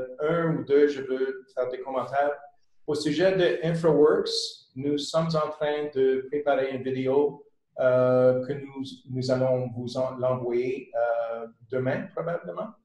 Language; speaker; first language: French; non-native, local second language; English